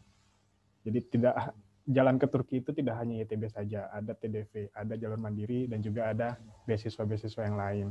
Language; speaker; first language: Indonesian; native; Indonesian